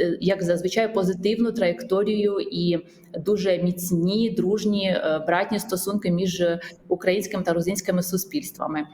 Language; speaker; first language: Ukrainian; non-native, fluent; Georgian